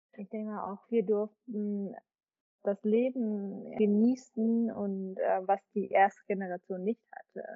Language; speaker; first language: German; early bilingual, other home language; Vietnamese